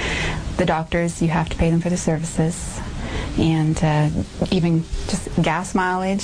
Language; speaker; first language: English; native; English